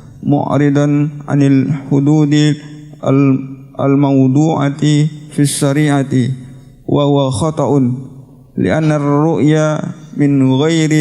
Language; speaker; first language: Arabic; non-native, fluent; Indonesian